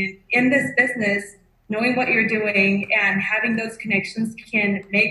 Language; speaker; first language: English; non-native, fluent; Spanish